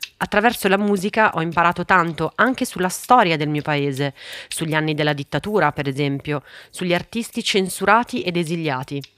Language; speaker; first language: Italian; early bilingual, other home language; Portuguese